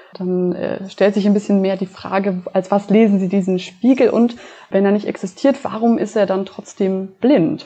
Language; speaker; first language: German; native; German